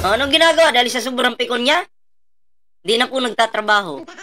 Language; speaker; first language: Filipino; native; Filipino